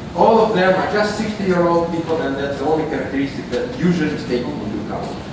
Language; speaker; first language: English; non-native, fluent; Russian